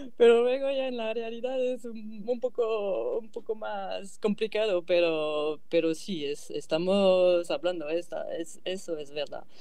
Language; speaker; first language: Spanish; non-native, fluent; French